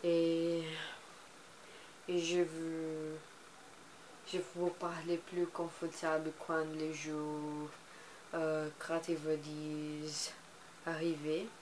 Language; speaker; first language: French; non-native, learner; Portuguese